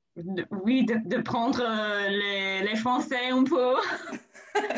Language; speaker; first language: French; non-native, learner; English